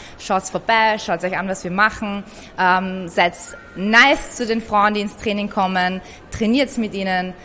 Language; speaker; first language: German; early bilingual, other home language; Persian